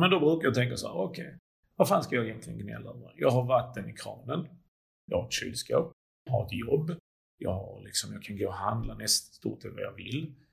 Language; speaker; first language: Swedish; early bilingual, other home language; Croatian